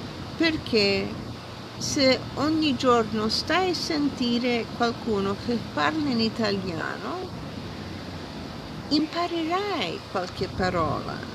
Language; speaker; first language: Italian; early bilingual, heritage; English